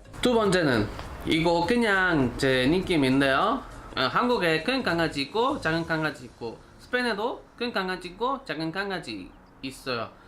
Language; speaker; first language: Korean; non-native, learner; Spanish